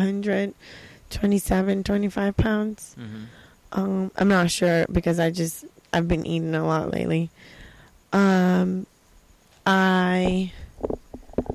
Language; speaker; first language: English; non-native, fluent; Portuguese